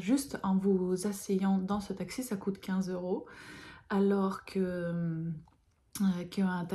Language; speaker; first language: French; non-native, fluent; Lithuanian